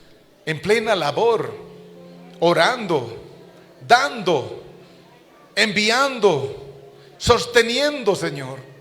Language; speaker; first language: Spanish; native; Spanish